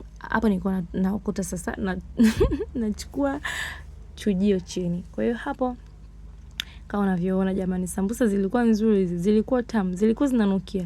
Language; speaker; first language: Swahili; native; Swahili